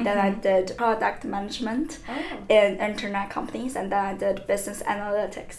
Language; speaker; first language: English; non-native, fluent; Chinese